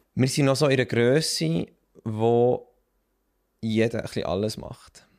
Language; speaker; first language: German; native; German